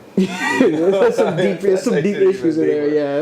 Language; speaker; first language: English; native; English